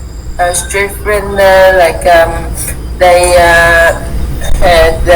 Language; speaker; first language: English; non-native, learner; Vietnamese